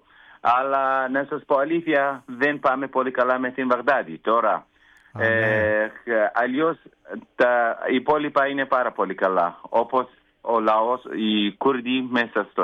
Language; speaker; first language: Greek; non-native, learner; Kurdish